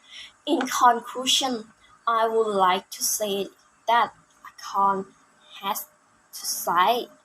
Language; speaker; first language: English; non-native, learner; Thai